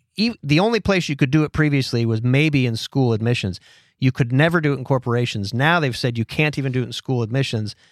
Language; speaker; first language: English; native; English